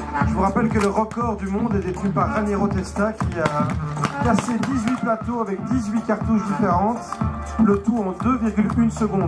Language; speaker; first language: French; native; French